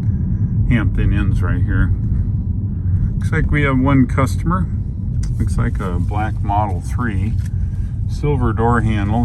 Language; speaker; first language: English; native; English